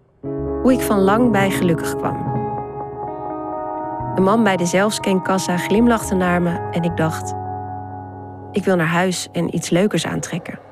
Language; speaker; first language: Dutch; native; Dutch